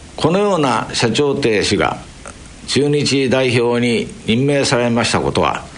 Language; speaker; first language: Japanese; native; Japanese